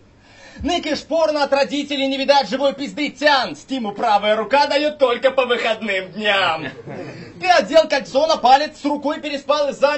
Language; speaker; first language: Russian; native; Russian